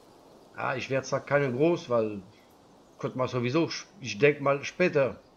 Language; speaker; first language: German; non-native, learner; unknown